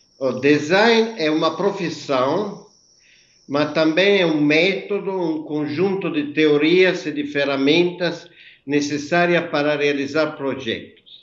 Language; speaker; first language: Portuguese; non-native, fluent; Italian